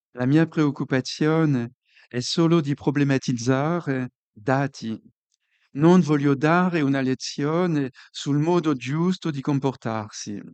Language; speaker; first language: Italian; non-native, fluent; French